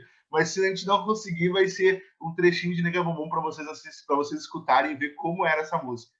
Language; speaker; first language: Portuguese; native; Portuguese